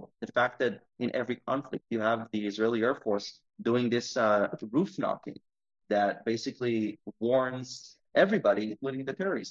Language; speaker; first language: English; non-native, fluent; Hebrew